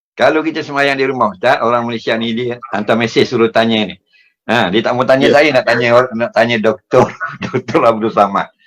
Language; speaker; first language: Malay; native; Malay